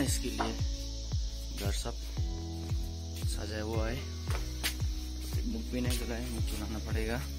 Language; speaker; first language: Hindi; non-native, local second language; Nepali